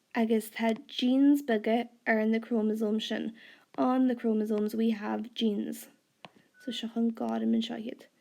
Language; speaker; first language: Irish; non-native, local second language; English